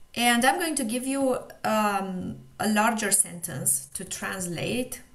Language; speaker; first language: English; non-native, fluent; Romanian